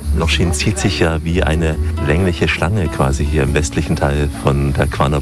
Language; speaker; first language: German; native; German